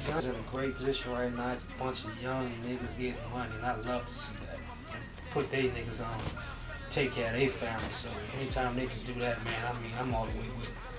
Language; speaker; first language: English; native; English